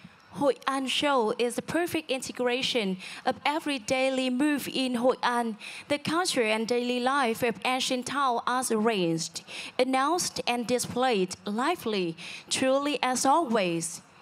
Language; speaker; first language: English; non-native, fluent; Vietnamese